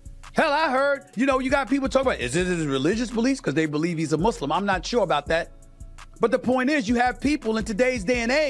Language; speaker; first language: English; native; English